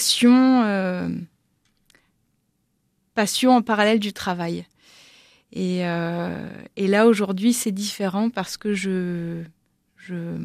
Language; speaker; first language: French; native; French